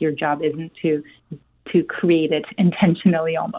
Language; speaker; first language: English; non-native, fluent; Korean